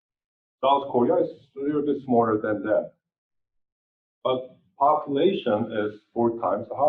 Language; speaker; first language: English; non-native, fluent; Korean